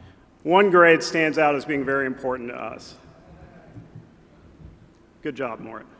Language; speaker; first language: English; native; English